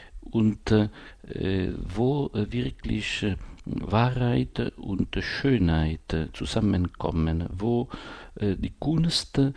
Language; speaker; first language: German; non-native, fluent; Italian